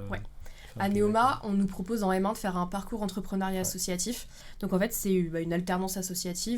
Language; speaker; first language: French; native; French